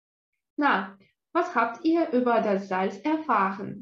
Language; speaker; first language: German; non-native, fluent; Russian